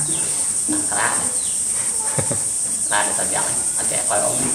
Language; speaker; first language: Vietnamese; non-native, local second language; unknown